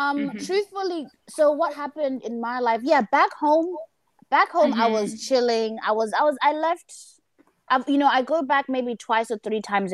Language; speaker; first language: English; early bilingual, other home language; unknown